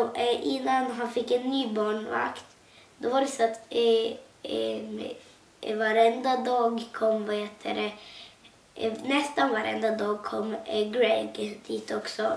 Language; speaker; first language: Swedish; non-native, local second language; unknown